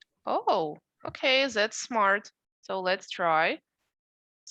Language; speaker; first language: English; non-native, fluent; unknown